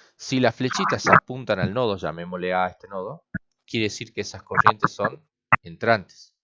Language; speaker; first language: Spanish; native; Spanish